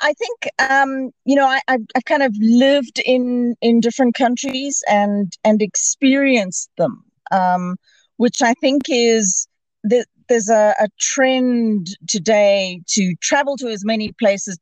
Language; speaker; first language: English; native; English